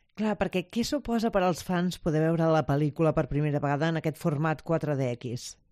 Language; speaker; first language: Catalan; native; Catalan